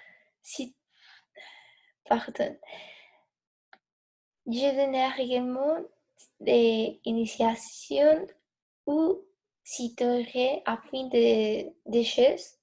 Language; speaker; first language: French; non-native, learner; Spanish